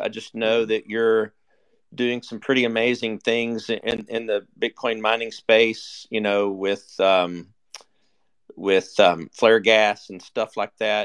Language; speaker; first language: English; native; English